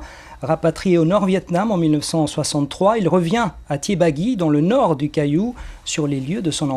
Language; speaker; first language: French; native; French